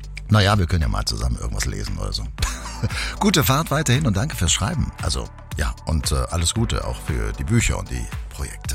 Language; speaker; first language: German; native; German